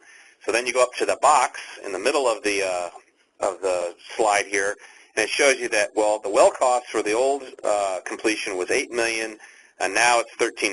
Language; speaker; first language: English; native; English